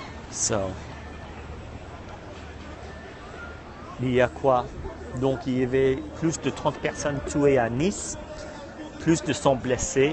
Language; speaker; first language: French; non-native, fluent; English